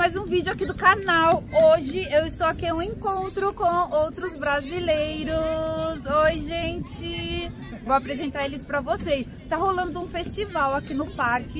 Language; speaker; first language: Portuguese; native; Portuguese